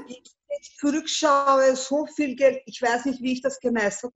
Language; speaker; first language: German; non-native, learner; Turkish